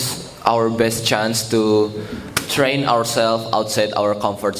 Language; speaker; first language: English; non-native, learner; Indonesian